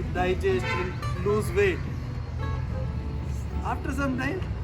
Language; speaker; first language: English; non-native, learner; Hindi